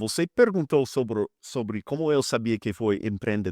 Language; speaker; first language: Portuguese; non-native, fluent; English